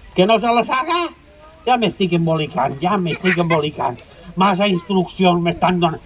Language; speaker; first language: Spanish; non-native, local second language; Catalan